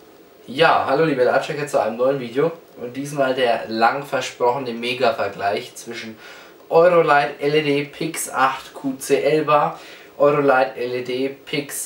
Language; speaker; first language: German; native; German